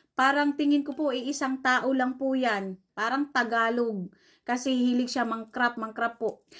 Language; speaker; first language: Filipino; non-native, local second language; Cebuano